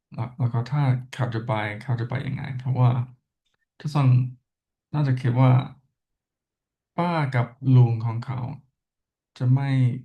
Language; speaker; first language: Thai; non-native, learner; English